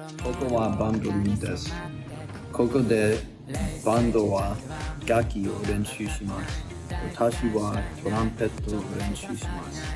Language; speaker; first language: Japanese; non-native, learner; English